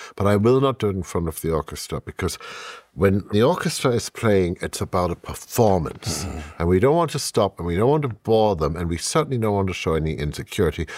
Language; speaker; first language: English; non-native, fluent; German